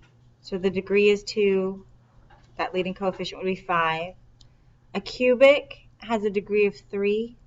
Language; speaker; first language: English; native; English